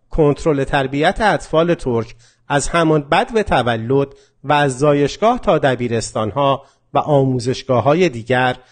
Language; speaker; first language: Persian; non-native, local second language; Azerbaijani